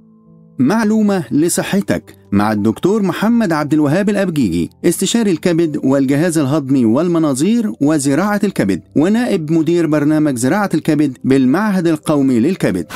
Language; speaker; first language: Arabic; native; Arabic